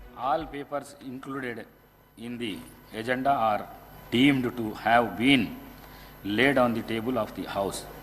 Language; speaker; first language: English; non-native, local second language; Telugu